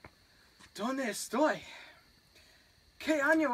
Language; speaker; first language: Spanish; non-native, learner; English